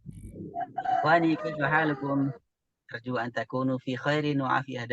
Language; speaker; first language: Arabic; non-native, learner; Indonesian